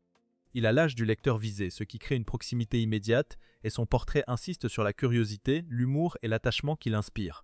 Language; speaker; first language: French; native; French